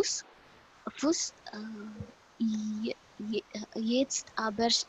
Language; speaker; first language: German; non-native, learner; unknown